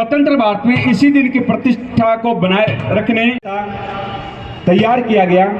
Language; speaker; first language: Hindi; native; Hindi